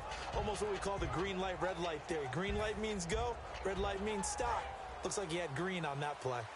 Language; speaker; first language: English; native; English